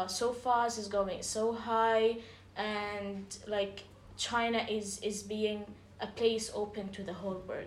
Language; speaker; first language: English; non-native, fluent; Arabic